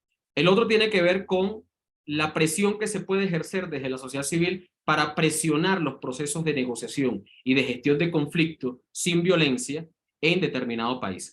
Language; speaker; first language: Spanish; native; Spanish